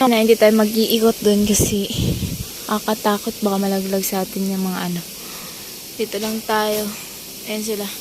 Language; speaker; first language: Filipino; native; Filipino